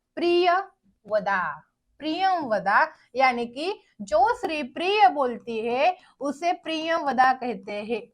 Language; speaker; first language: Hindi; non-native, local second language; Marathi